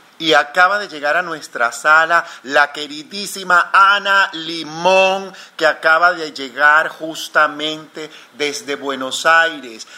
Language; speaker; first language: Spanish; native; Spanish